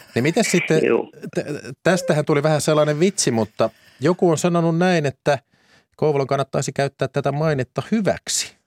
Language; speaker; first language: Finnish; native; Finnish